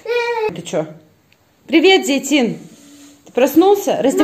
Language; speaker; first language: Russian; native; Russian